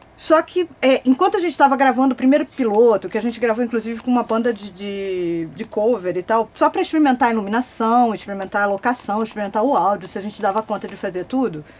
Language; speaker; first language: Portuguese; native; Portuguese